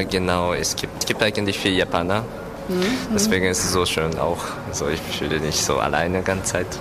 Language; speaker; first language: German; non-native, learner; Japanese